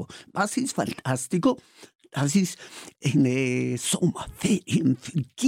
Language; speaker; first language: German; non-native, learner; Spanish